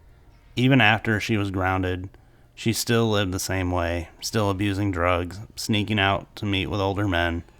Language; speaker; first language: English; native; English